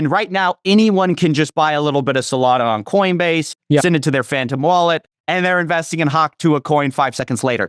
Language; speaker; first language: English; native; English